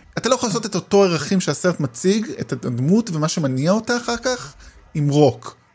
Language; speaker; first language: Hebrew; native; Hebrew